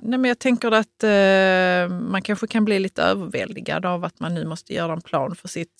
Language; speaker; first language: Swedish; native; Swedish